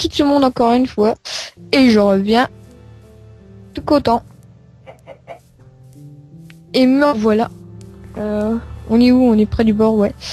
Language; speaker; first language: French; native; French